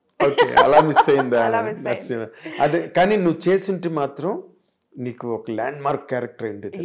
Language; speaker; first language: Telugu; native; Telugu